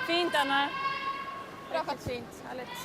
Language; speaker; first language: Swedish; native; Swedish